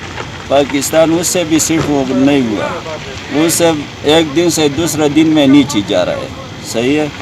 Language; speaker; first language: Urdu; non-native, local second language; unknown